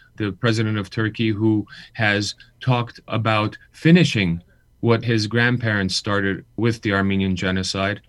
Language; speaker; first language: English; early bilingual, other home language; Armenian